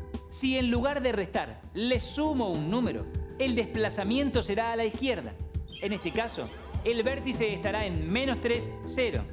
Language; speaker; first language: Spanish; native; Spanish